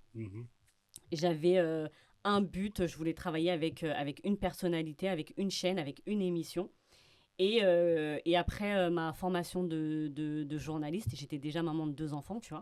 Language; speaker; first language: French; early bilingual, other home language; Fula